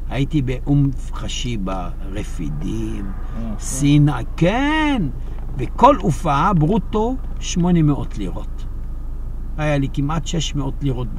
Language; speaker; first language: Hebrew; non-native, fluent; French